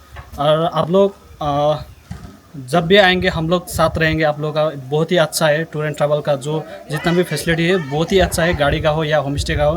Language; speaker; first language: Hindi; non-native, local second language; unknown